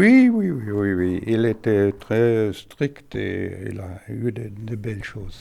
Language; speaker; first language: French; non-native, fluent; German